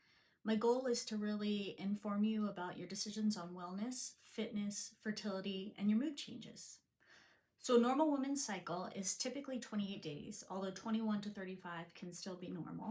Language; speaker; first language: English; native; English